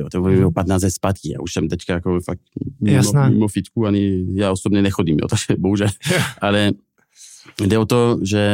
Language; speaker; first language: Czech; non-native, fluent; French